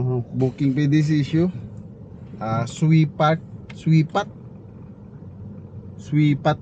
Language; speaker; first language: English; non-native, local second language; Cebuano